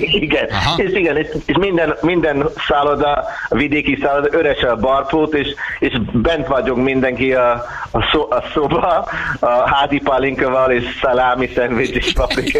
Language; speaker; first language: Hungarian; non-native, learner; English